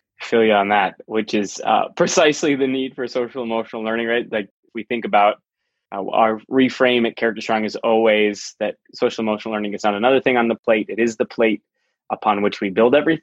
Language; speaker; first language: English; native; English